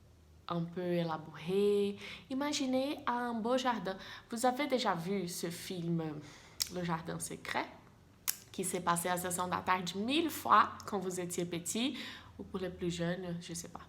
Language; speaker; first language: French; non-native, fluent; Portuguese